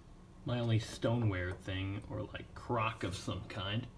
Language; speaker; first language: English; native; English